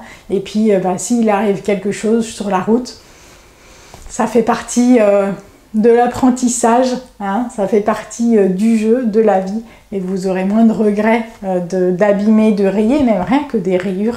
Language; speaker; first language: French; native; French